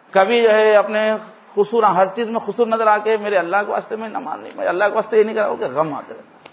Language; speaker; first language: Urdu; native; Urdu